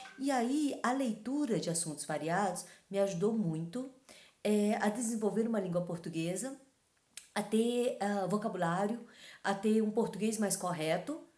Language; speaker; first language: Portuguese; early bilingual, other home language; Chinese